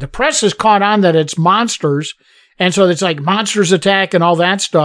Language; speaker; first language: English; native; English